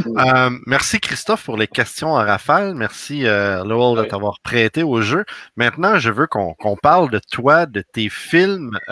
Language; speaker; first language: French; native; French